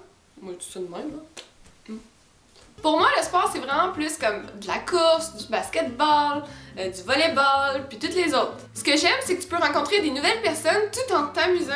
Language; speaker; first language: French; native; French